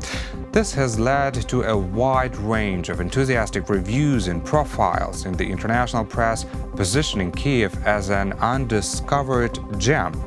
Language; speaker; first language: English; non-native, fluent; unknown